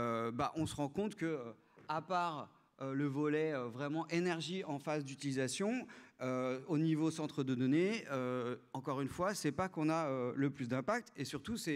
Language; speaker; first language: French; native; French